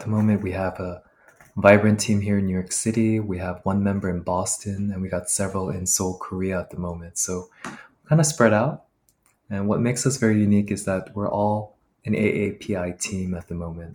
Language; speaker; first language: English; native; English